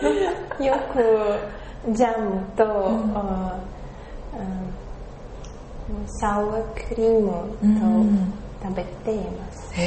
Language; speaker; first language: Japanese; non-native, learner; Russian